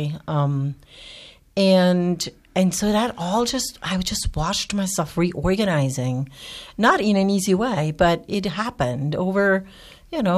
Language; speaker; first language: English; non-native, fluent; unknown